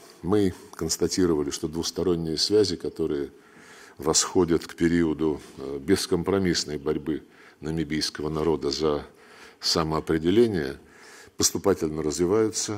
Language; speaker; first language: Russian; native; Russian